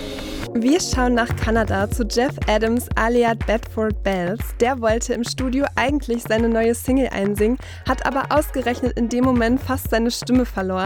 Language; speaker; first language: German; native; German